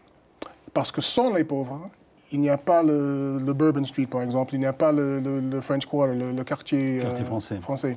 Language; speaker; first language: French; non-native, fluent; English